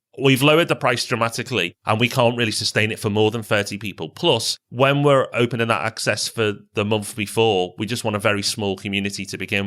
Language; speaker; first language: English; native; English